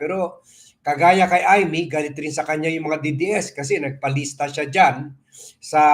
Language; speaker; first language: Filipino; native; Filipino